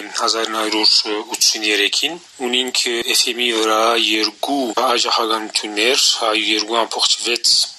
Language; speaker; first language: Armenian; early bilingual, heritage; Armenian